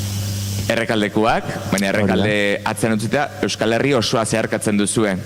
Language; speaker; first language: Basque; native; Basque